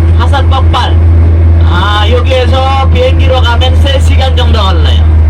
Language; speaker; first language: Korean; non-native, learner; Indonesian